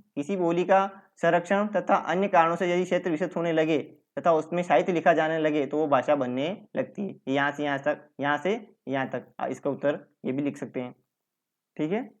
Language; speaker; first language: Hindi; native; Hindi